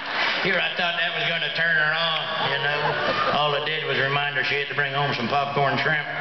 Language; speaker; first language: English; native; English